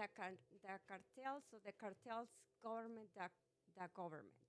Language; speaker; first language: English; non-native, learner; Spanish